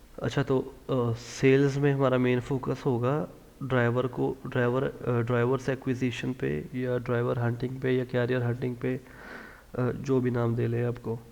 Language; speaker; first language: Urdu; non-native, local second language; Punjabi